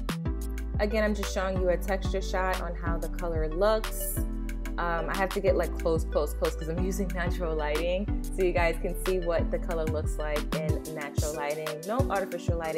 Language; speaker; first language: English; native; English